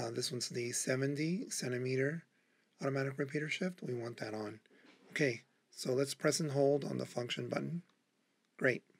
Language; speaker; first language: English; native; English